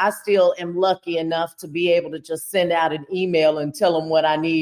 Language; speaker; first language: English; native; English